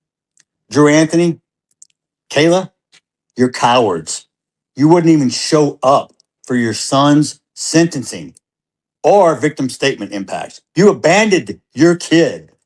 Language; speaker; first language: English; native; English